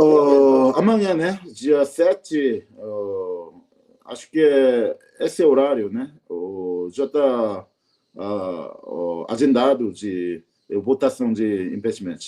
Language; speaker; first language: Portuguese; non-native, learner; Korean